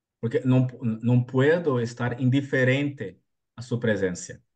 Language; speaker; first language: Spanish; non-native, learner; Portuguese